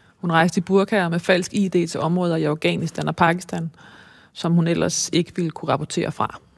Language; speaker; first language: Danish; native; Danish